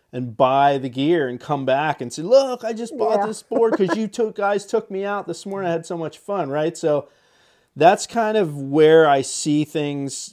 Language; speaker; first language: English; native; English